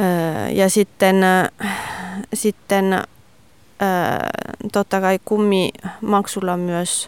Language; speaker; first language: Finnish; non-native, fluent; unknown